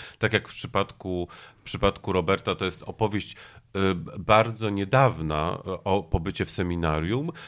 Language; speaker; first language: Polish; native; Polish